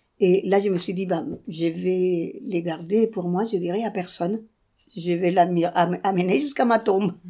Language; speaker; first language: French; non-native, fluent; Spanish